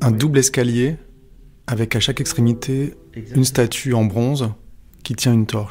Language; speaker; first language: French; native; French